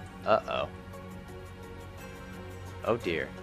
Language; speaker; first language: English; native; English